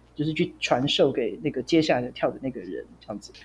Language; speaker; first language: Chinese; native; Chinese